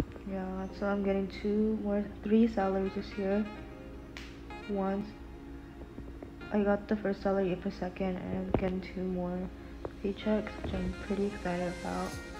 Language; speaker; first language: English; early bilingual, other home language; Japanese